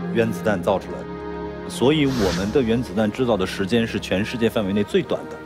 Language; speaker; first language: Chinese; native; Chinese